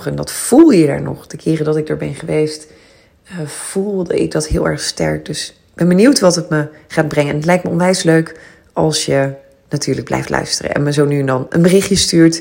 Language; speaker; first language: Dutch; native; Dutch